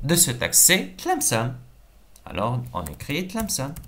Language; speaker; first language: French; non-native, local second language; Arabic